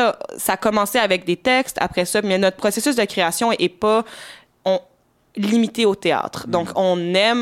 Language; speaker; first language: French; native; French